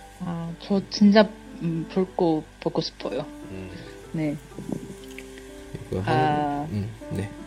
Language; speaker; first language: Korean; non-native, learner; Chinese